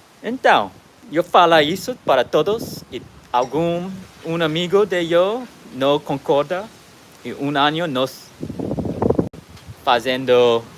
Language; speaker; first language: Portuguese; non-native, learner; English